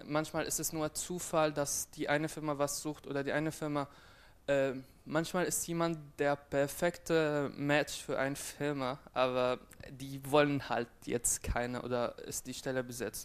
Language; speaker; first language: German; non-native, fluent; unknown